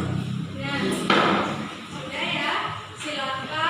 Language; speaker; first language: Indonesian; native; Indonesian